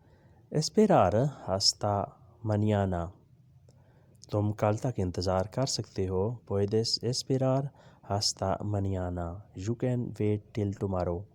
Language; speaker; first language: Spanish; non-native, learner; Urdu